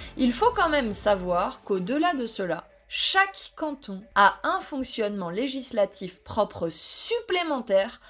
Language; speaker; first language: French; native; French